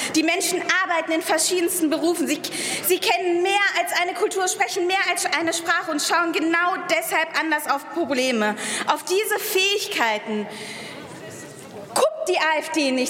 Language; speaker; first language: German; early bilingual, other home language; Persian